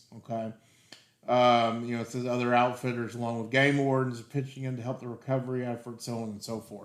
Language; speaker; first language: English; native; English